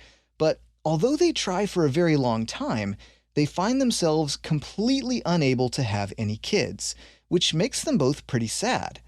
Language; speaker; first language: English; native; English